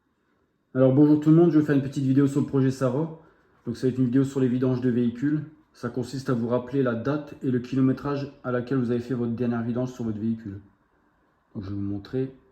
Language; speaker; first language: French; native; French